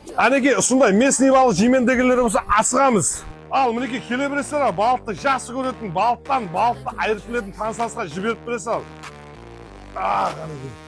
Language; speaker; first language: Uzbek; non-native, local second language; Kara-Kalpak